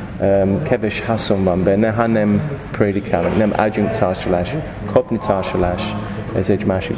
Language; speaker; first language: Hungarian; non-native, learner; English